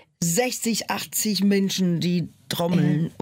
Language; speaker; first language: German; non-native, fluent; Portuguese